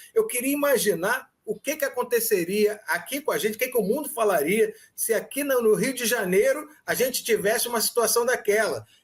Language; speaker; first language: Portuguese; native; Portuguese